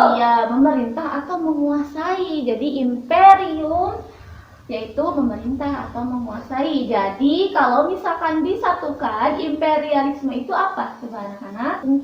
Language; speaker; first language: Indonesian; native; Indonesian